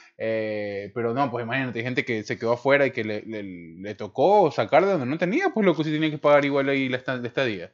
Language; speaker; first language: Spanish; native; Spanish